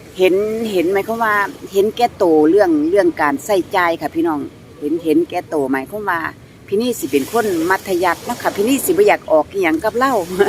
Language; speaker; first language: Thai; non-native, local second language; Northeastern Thai